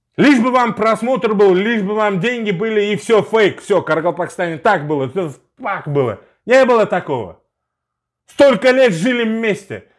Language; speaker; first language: Russian; non-native, local second language; Uzbek